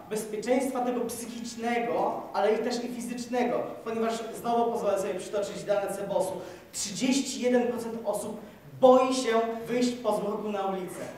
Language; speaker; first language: Polish; native; Polish